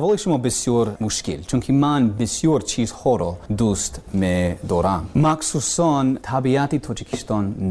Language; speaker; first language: Persian; non-native, learner; English